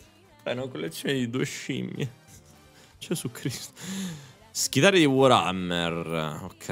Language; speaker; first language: Italian; native; Italian